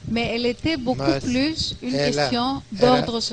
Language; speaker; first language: French; non-native, fluent; Greek